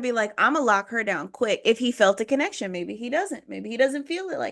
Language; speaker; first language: English; native; English